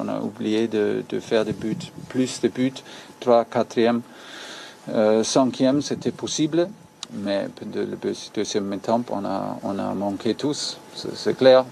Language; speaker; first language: French; non-native, learner; German